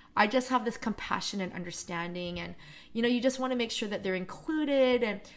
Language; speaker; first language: English; non-native, fluent; Korean